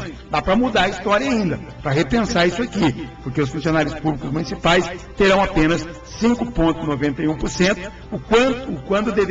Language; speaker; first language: Portuguese; native; Portuguese